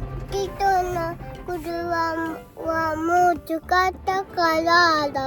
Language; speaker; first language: Japanese; early bilingual, other home language; Filipino